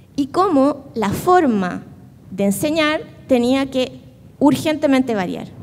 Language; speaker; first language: Spanish; native; Spanish